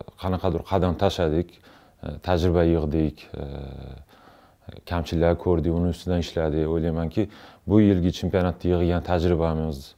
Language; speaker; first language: Uzbek; non-native, local second language; Russian